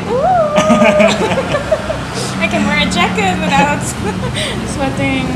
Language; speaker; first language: English; non-native, fluent; Swiss German